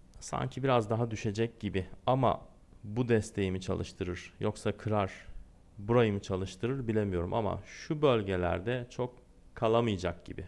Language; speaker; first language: Turkish; native; Turkish